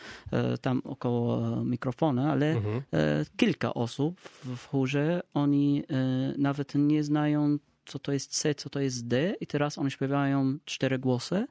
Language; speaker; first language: Polish; non-native, learner; Arabic